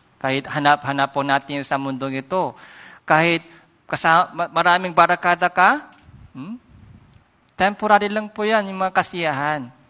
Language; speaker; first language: Filipino; non-native, fluent; Korean